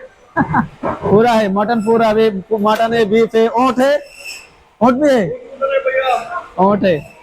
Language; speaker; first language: Hindi; non-native, learner; Bangla